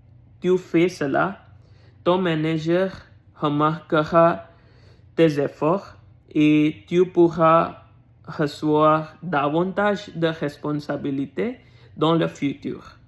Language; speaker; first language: French; non-native, learner; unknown